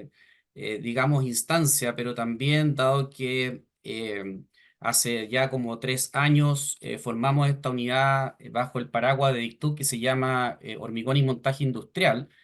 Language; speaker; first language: Spanish; native; Spanish